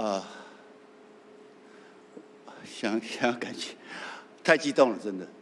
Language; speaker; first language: Chinese; native; Chinese